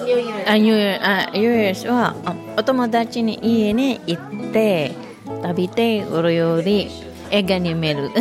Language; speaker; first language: Japanese; non-native, learner; Filipino